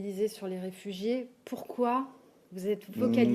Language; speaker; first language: French; native; French